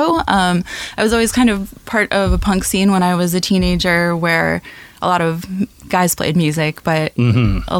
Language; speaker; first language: English; native; English